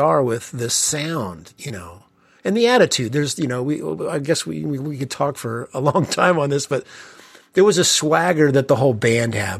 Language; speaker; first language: English; native; English